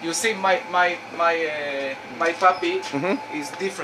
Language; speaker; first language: English; non-native, learner; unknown